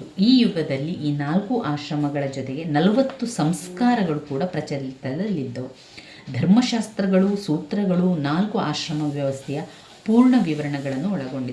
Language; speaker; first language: Kannada; native; Kannada